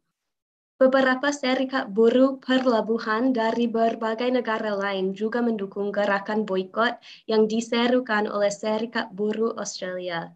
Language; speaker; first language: Indonesian; non-native, fluent; English